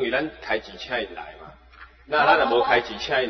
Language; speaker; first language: Chinese; native; Chinese